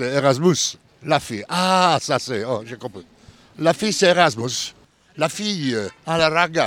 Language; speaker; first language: French; non-native, learner; Italian